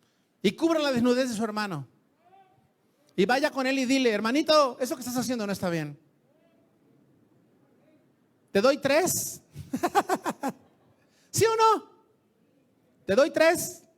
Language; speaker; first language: Spanish; native; Spanish